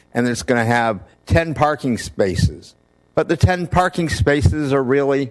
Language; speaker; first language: English; native; English